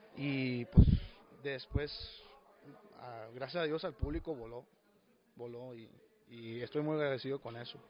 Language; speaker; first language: Spanish; early bilingual, heritage; Spanish